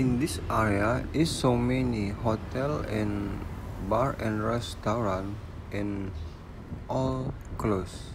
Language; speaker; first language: English; non-native, learner; Indonesian